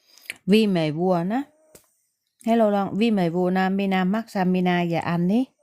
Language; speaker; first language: Finnish; non-native, learner; Vietnamese